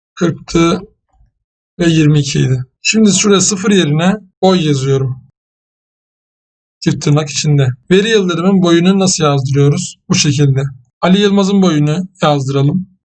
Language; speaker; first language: Turkish; native; Turkish